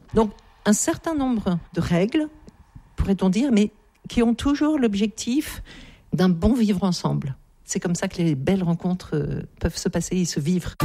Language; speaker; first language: French; native; French